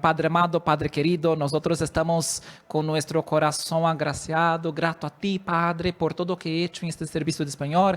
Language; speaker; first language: Spanish; non-native, learner; Portuguese